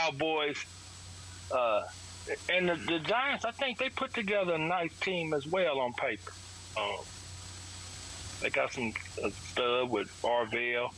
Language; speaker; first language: English; native; English